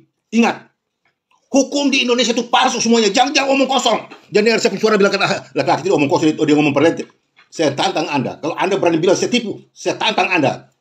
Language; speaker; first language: Indonesian; native; Indonesian